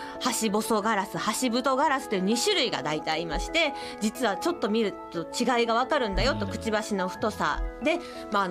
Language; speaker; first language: Japanese; native; Japanese